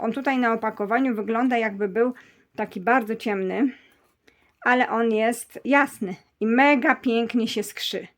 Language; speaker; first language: Polish; native; Polish